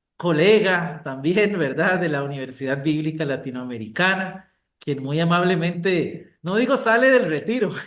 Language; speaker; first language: Spanish; native; Spanish